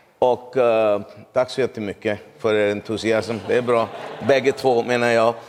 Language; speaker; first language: Swedish; non-native, fluent; Urdu